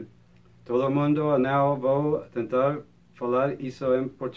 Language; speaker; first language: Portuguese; non-native, learner; English